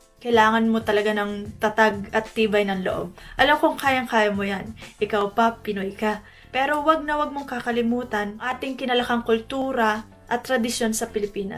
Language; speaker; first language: Filipino; native; Filipino